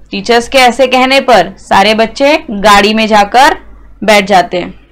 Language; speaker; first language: Hindi; non-native, local second language; Marathi